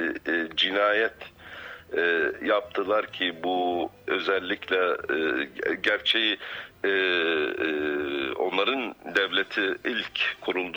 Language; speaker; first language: Turkish; non-native, fluent; Arabic